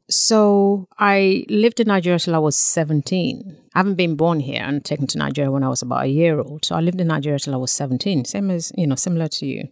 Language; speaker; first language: English; non-native, local second language; Yoruba